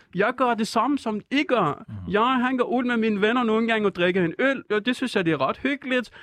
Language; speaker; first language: Danish; non-native, fluent; Persian